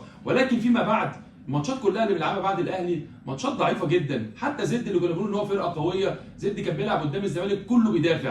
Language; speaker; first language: Arabic; native; Arabic